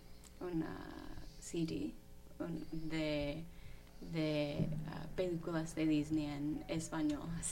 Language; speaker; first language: Spanish; non-native, fluent; English